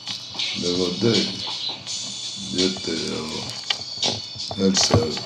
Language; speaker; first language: Swedish; non-native, fluent; Spanish